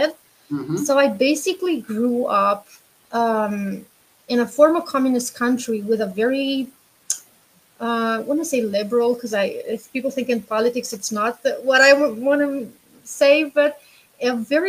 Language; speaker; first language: English; non-native, fluent; Romanian